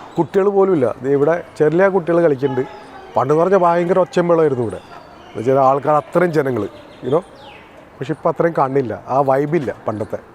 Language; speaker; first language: Malayalam; early bilingual, heritage; Malayalam